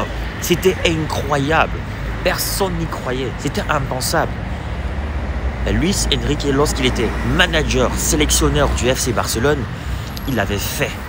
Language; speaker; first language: French; native; French